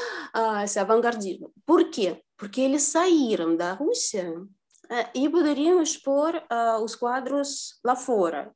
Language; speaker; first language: Portuguese; non-native, fluent; Russian